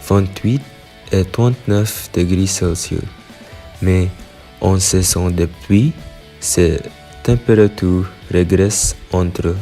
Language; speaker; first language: French; non-native, learner; Filipino